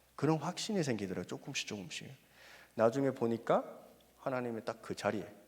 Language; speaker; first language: Korean; non-native, fluent; Spanish